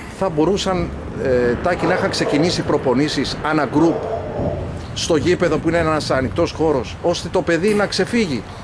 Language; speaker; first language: Greek; native; Greek